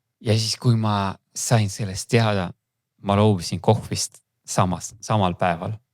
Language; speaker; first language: Estonian; non-native, local second language; Russian